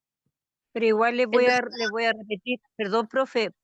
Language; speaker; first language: Spanish; native; Spanish